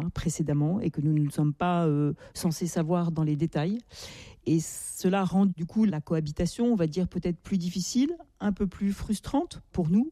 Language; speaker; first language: French; native; French